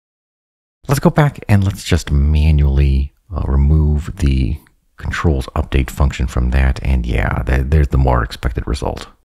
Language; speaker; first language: English; native; English